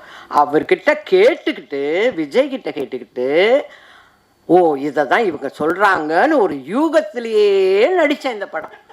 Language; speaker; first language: Tamil; native; Tamil